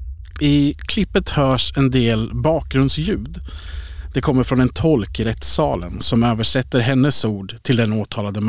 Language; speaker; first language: Swedish; native; Swedish